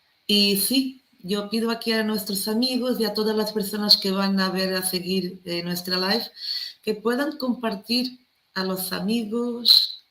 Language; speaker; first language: Spanish; non-native, fluent; Portuguese